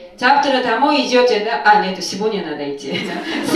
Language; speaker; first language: Russian; non-native, fluent; Korean